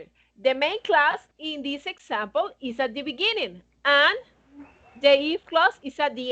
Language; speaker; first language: English; non-native, fluent; Spanish